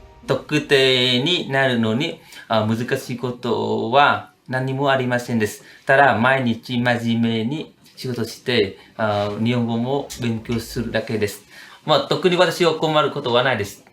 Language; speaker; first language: Japanese; non-native, learner; Vietnamese